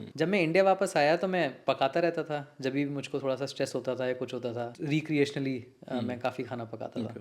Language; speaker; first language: Hindi; native; Hindi